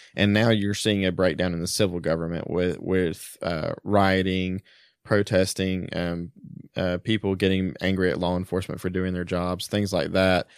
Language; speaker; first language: English; early bilingual, other home language; German